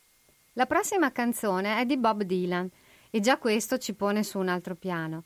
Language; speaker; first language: Italian; native; Italian